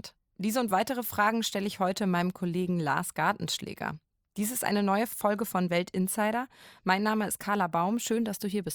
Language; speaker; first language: German; native; German